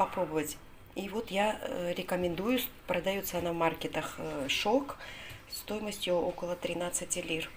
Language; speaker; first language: Russian; native; Russian